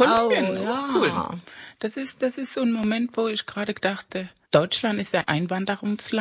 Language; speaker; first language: German; non-native, fluent; Spanish